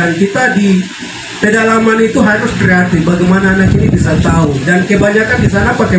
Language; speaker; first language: Indonesian; non-native, local second language; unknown